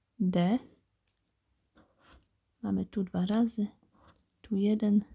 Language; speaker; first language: Polish; native; Polish